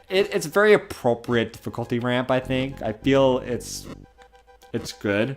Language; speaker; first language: English; native; English